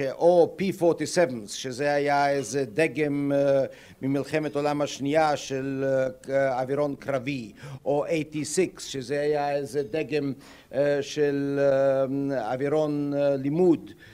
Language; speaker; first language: Hebrew; non-native, fluent; German